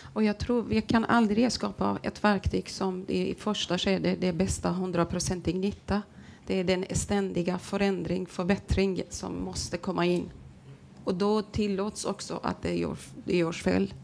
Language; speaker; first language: Swedish; non-native, fluent; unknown